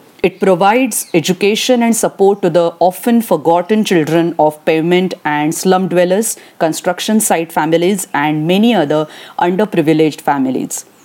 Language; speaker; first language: English; non-native, local second language; Marathi